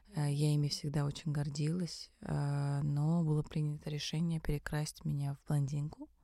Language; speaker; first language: Russian; early bilingual, other home language; Tajik